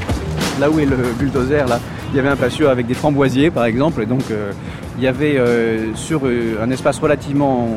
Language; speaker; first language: French; native; French